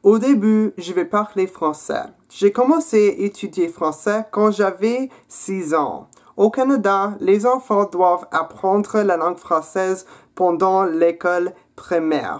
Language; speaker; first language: French; non-native, local second language; English